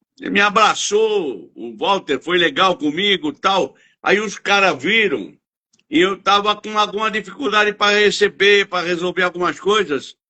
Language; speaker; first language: Portuguese; native; Portuguese